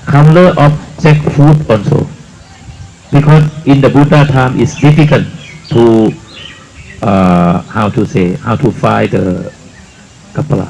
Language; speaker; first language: English; non-native, learner; Thai